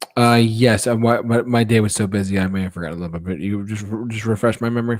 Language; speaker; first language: English; native; English